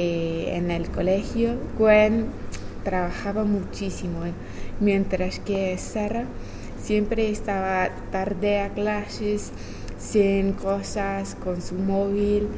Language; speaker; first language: Spanish; non-native, learner; English